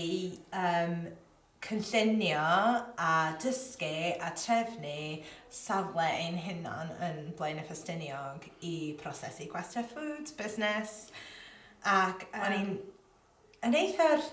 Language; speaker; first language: Welsh; non-native, local second language; English